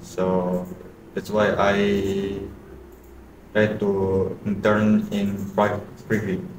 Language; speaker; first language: English; non-native, learner; Indonesian